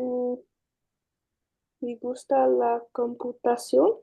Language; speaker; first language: Spanish; non-native, learner; English